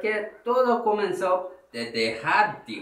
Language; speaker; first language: Spanish; non-native, learner; Korean